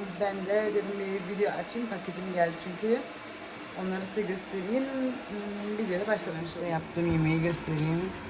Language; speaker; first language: Turkish; early bilingual, heritage; Turkish